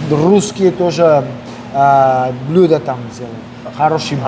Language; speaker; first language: Russian; non-native, local second language; Armenian